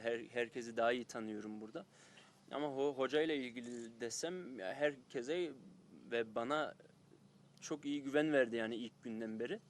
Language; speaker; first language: Turkish; early bilingual, heritage; Turkish